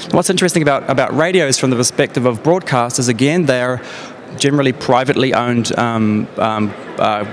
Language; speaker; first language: English; native; English